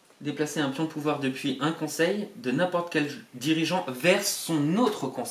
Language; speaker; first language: French; native; French